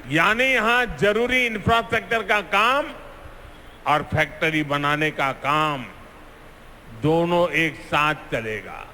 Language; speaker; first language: Hindi; native; Hindi